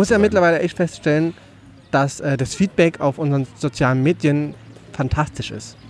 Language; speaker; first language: German; native; German